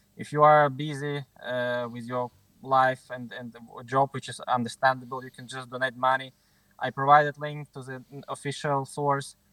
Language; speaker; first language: English; non-native, fluent; Ukrainian